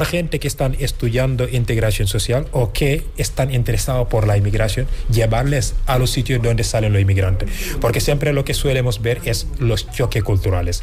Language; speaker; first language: Spanish; non-native, fluent; Wolof